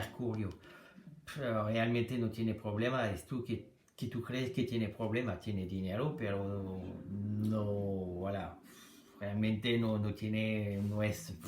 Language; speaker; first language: Spanish; non-native, learner; French